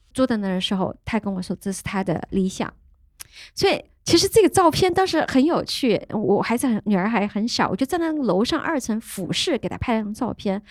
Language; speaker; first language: Chinese; native; Chinese